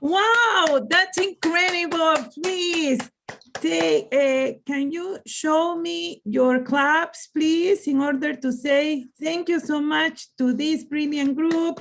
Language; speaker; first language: English; non-native, learner; Spanish